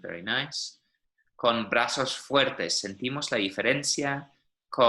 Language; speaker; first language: Spanish; non-native, fluent; English